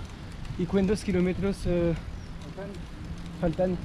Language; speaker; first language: Spanish; non-native, learner; French